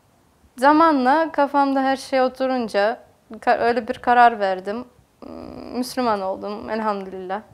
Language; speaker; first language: Turkish; non-native, fluent; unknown